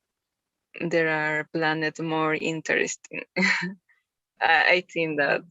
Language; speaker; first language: English; non-native, learner; Spanish